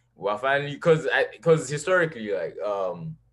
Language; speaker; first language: English; non-native, local second language; Yoruba